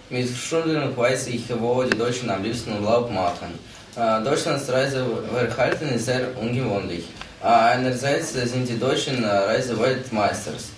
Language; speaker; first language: German; non-native, learner; Russian